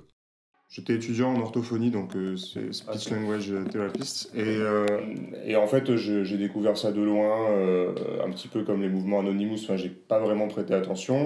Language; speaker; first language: French; native; French